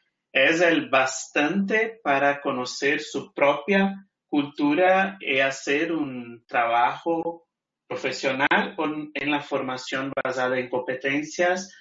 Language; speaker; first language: Spanish; non-native, fluent; Portuguese